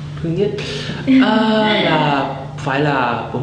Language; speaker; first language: Vietnamese; non-native, learner; Chinese